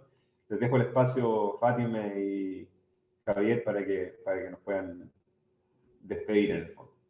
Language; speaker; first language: Spanish; native; Spanish